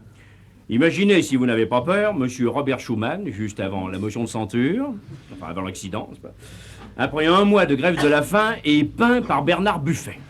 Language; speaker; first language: French; native; French